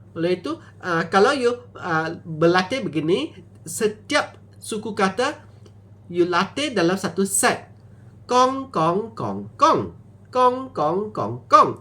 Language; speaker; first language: Malay; non-native, local second language; Min Nan Chinese